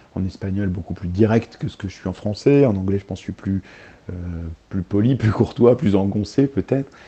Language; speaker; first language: French; early bilingual, other home language; Arabic